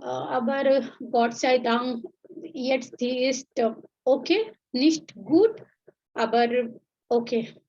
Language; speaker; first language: German; non-native, learner; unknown